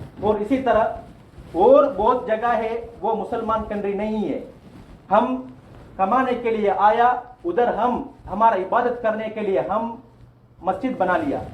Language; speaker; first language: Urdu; non-native, local second language; Tamil